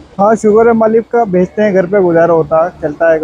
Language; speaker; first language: Hindi; native; Hindi